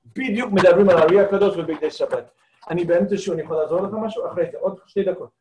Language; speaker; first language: Hebrew; non-native, fluent; English